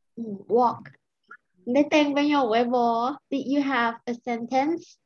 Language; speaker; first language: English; non-native, fluent; Lao